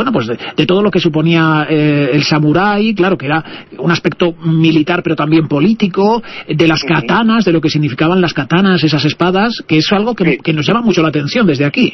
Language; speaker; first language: Spanish; native; Spanish